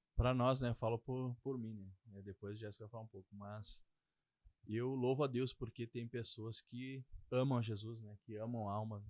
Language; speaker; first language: Portuguese; native; Portuguese